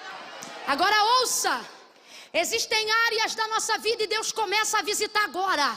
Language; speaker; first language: Portuguese; native; Portuguese